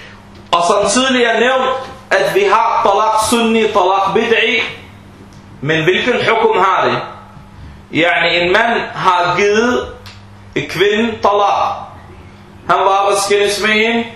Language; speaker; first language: Danish; early bilingual, other home language; Arabic